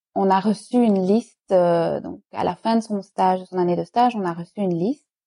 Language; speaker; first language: French; native; French